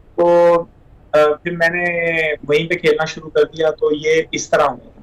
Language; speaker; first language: Hindi; non-native, local second language; Punjabi